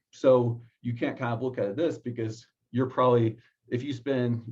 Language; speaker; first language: English; native; English